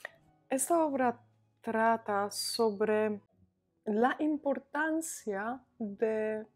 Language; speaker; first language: Spanish; non-native, fluent; Polish